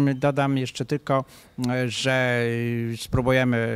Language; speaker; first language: Polish; native; Polish